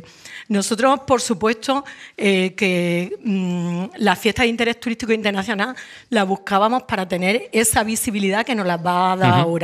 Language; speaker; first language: Spanish; native; Spanish